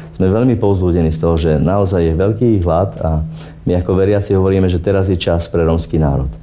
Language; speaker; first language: Slovak; non-native, local second language; Romany